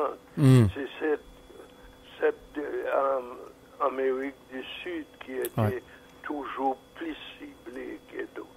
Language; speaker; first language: French; non-native, fluent; English